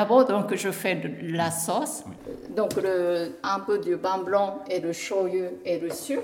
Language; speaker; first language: French; non-native, learner; Japanese